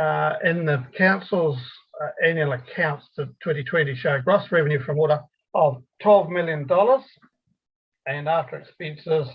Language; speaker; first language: English; native; English